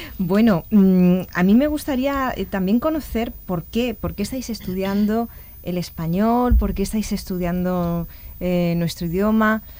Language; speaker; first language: Spanish; native; Spanish